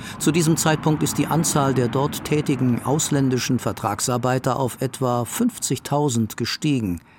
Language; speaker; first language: German; native; German